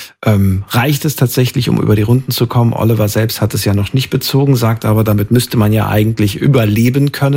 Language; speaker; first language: German; native; German